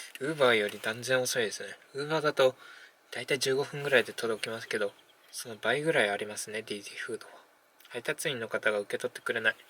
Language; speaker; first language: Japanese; native; Japanese